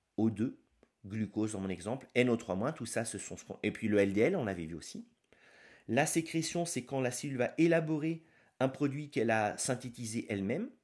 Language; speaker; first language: French; native; French